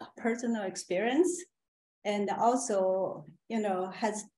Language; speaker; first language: English; non-native, fluent; Chinese